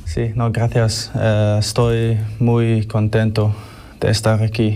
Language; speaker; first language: Spanish; non-native, fluent; English